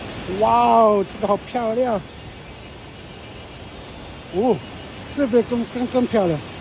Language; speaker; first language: Chinese; non-native, fluent; Tibetan